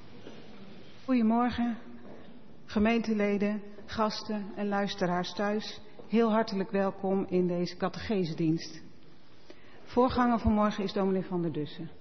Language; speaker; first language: Dutch; native; Dutch